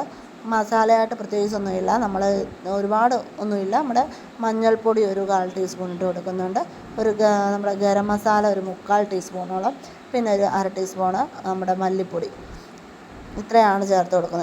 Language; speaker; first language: Malayalam; native; Malayalam